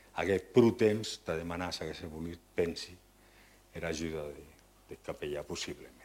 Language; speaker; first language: Catalan; non-native, local second language; Occitan